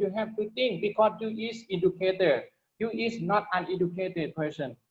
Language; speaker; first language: English; non-native, learner; Lao